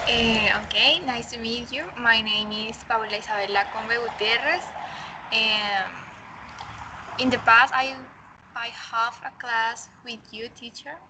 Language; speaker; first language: English; non-native, learner; Spanish